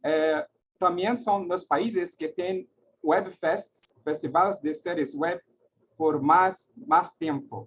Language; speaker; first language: Spanish; non-native, learner; Portuguese